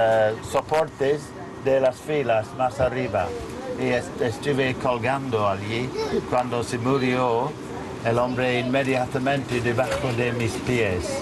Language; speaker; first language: Spanish; non-native, learner; English